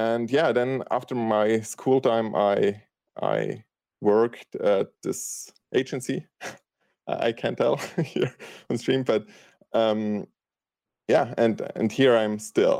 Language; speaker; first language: English; non-native, fluent; German